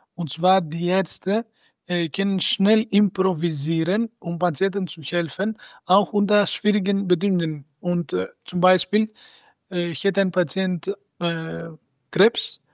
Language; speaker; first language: German; non-native, fluent; Greek